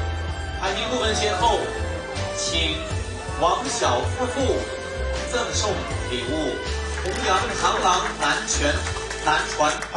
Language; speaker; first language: Chinese; native; Chinese